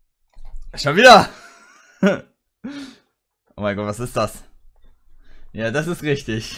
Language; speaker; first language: German; native; German